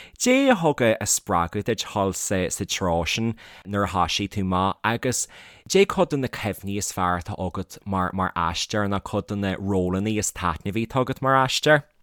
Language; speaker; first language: Irish; native; Irish